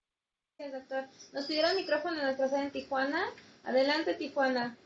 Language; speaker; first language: Spanish; native; Spanish